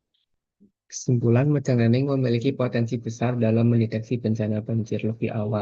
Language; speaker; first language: Indonesian; native; Indonesian